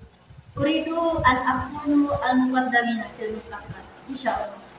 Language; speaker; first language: Arabic; non-native, learner; Indonesian